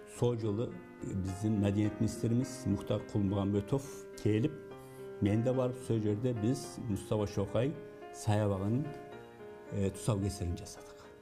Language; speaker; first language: Kazakh; early bilingual, heritage; Kazakh